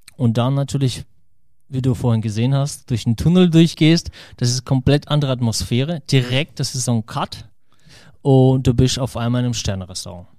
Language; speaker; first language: German; non-native, fluent; Russian